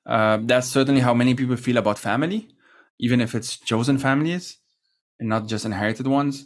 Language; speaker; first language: English; non-native, fluent; Arabic